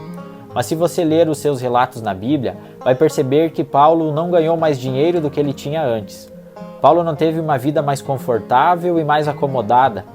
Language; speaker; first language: Portuguese; native; Portuguese